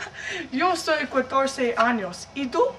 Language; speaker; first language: Spanish; non-native, learner; English